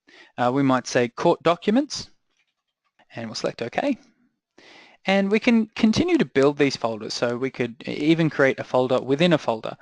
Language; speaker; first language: English; native; English